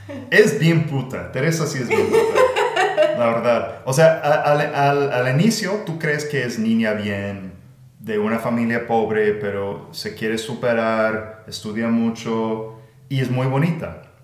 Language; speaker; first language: Spanish; non-native, fluent; English